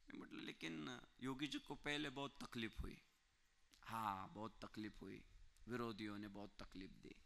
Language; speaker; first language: Hindi; non-native, local second language; Marathi